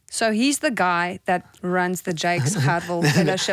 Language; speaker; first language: English; non-native, local second language; Afrikaans